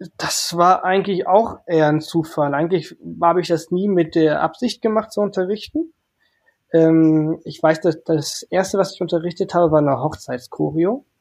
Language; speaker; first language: German; early bilingual, other home language; Portuguese